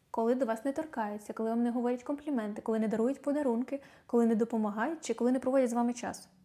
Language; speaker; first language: Ukrainian; native; Ukrainian